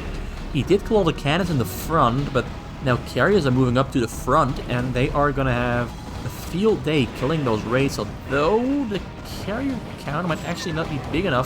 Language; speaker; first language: English; native; English